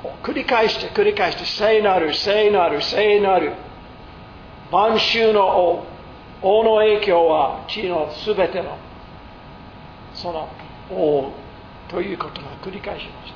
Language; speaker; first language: Japanese; non-native, fluent; English